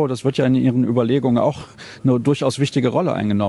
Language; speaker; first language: German; native; German